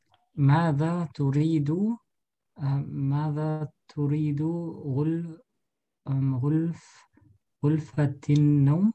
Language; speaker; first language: Arabic; non-native, learner; German